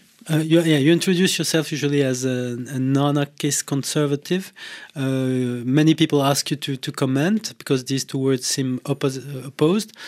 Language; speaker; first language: English; non-native, fluent; French